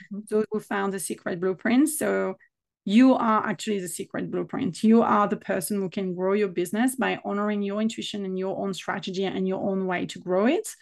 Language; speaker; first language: English; non-native, fluent; French